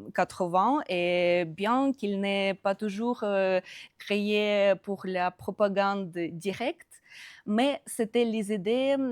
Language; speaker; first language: French; non-native, fluent; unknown